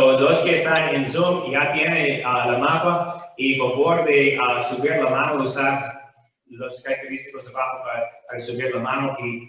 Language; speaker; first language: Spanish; non-native, fluent; English